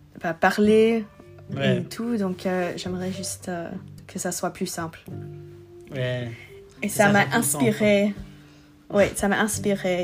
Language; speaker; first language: French; non-native, learner; English